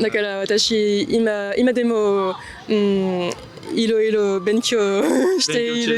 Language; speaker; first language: Japanese; non-native, learner; French